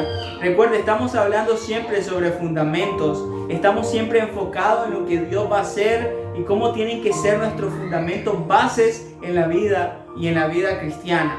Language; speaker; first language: Spanish; native; Spanish